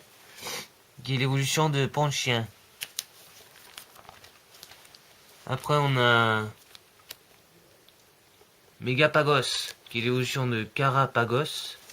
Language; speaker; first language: French; native; French